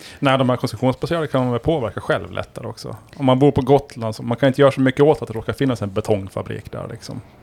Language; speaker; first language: Swedish; native; Swedish